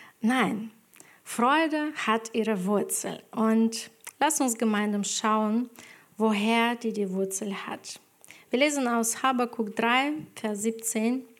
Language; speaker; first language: German; non-native, fluent; Ukrainian